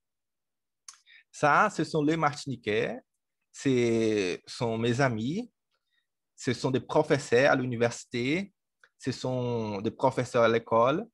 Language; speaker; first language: French; native; French